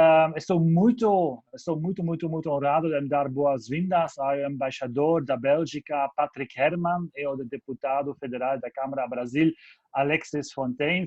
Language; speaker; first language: Portuguese; non-native, fluent; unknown